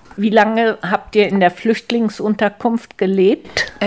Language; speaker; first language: German; native; German